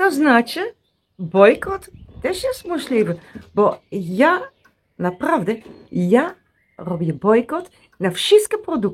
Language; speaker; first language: Polish; non-native, learner; Dutch